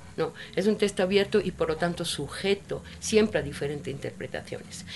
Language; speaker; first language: Spanish; non-native, fluent; Italian